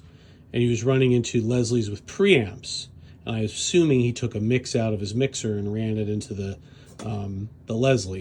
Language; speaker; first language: English; native; English